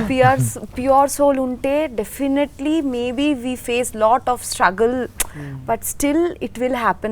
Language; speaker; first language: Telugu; non-native, learner; Bangla